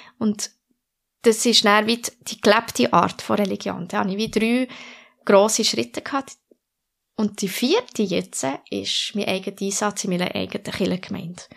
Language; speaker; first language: German; non-native, local second language; French